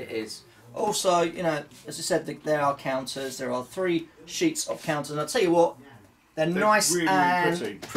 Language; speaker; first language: English; native; English